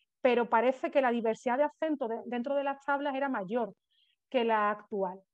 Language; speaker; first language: Spanish; native; Spanish